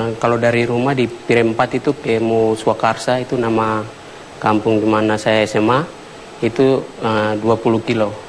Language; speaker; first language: Indonesian; non-native, local second language; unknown